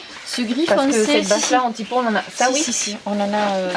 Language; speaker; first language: French; native; French